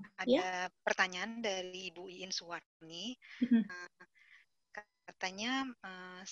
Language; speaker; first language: Indonesian; native; Indonesian